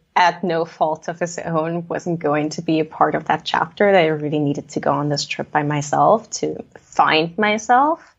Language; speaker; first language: English; non-native, fluent; German